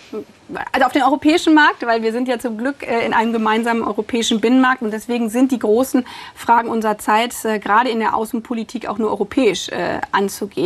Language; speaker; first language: German; native; German